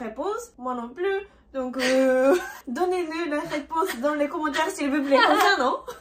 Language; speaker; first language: French; non-native, learner; Japanese